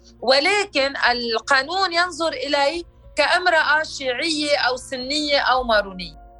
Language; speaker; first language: Arabic; native; Arabic